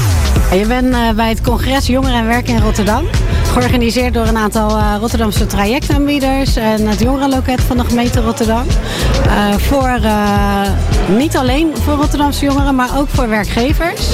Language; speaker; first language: Dutch; native; Dutch